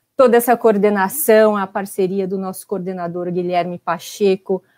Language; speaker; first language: Portuguese; native; Portuguese